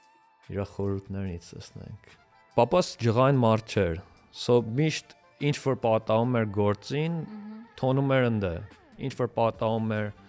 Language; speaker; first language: Armenian; early bilingual, heritage; Armenian